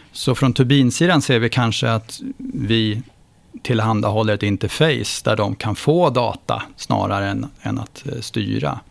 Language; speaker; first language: Swedish; native; Swedish